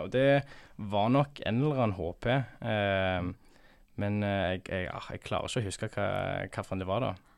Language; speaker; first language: Norwegian; early bilingual, heritage; English